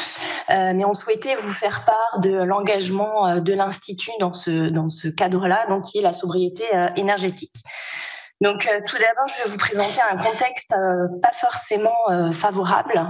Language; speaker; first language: French; native; French